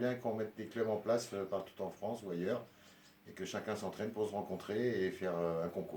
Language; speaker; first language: French; native; French